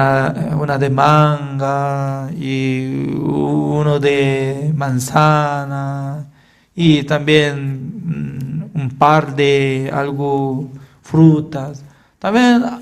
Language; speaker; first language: Spanish; non-native, fluent; Korean